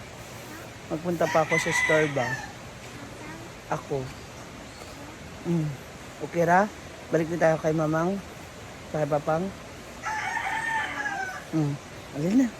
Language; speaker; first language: Filipino; non-native, local second language; Cebuano